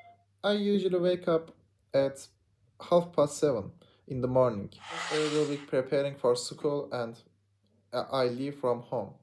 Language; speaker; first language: English; non-native, learner; Turkish